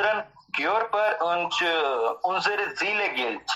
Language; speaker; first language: German; non-native, learner; Hindi